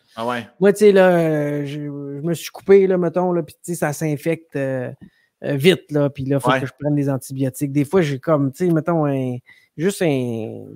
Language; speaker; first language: French; native; French